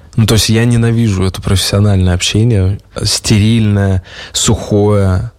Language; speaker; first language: Russian; native; Russian